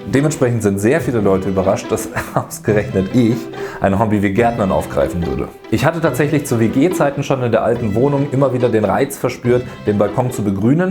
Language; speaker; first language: German; native; German